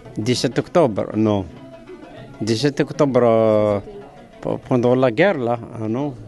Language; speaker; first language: French; non-native, learner; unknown